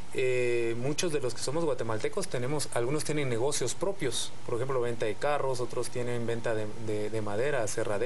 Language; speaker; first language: Spanish; native; Spanish